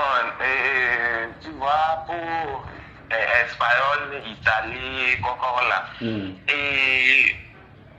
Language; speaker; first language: French; non-native, local second language; Fon